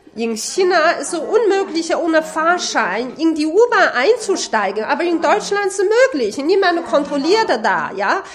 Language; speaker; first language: German; non-native, fluent; Chinese